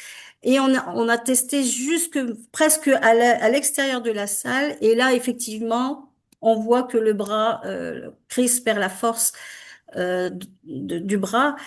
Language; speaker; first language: French; native; French